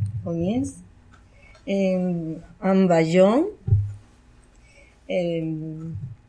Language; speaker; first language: French; non-native, learner; Spanish